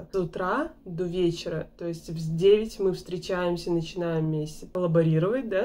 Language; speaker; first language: Russian; native; Russian